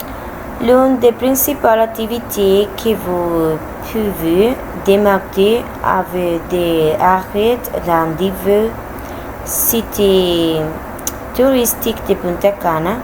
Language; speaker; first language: French; non-native, learner; Spanish